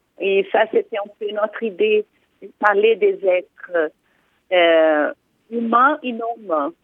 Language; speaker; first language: French; non-native, fluent; Portuguese